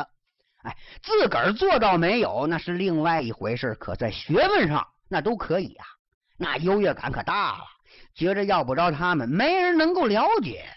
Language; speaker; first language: Chinese; native; Chinese